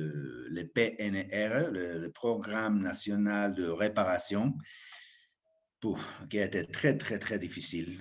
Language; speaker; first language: French; non-native, fluent; Spanish